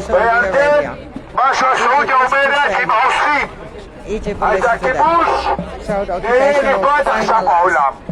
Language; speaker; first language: Hebrew; non-native, local second language; Arabic